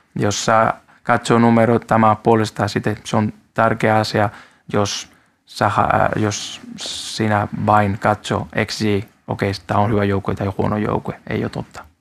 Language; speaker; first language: Finnish; non-native, learner; Spanish